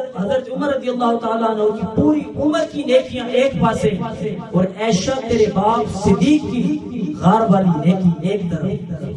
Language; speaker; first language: Urdu; non-native, local second language; Punjabi